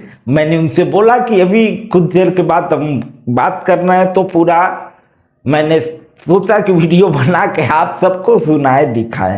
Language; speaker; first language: Hindi; native; Hindi